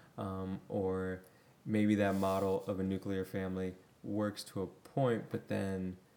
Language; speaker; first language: English; native; English